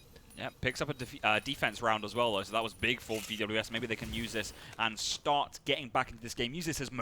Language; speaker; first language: English; native; English